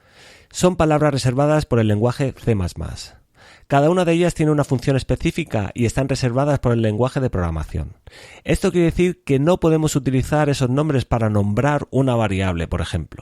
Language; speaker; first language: Spanish; native; Spanish